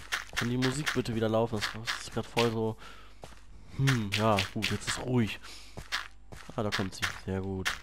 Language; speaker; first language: German; native; German